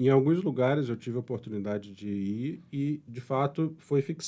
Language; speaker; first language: Portuguese; native; Portuguese